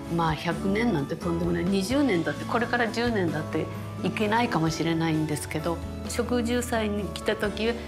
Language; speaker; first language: Japanese; native; Japanese